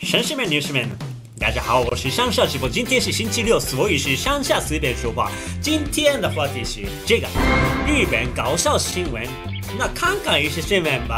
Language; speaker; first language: Chinese; non-native, fluent; Japanese